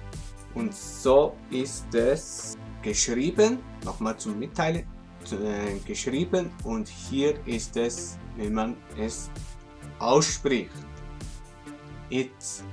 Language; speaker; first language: German; non-native, local second language; Swiss German